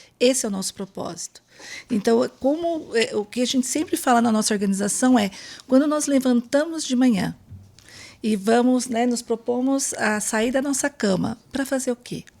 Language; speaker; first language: Portuguese; native; Portuguese